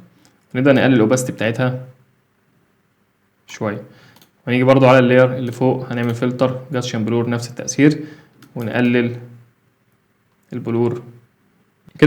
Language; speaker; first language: Arabic; native; Arabic